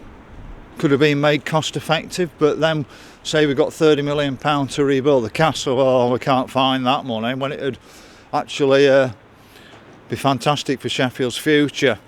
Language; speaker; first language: English; native; English